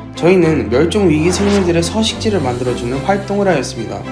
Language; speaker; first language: Korean; native; Korean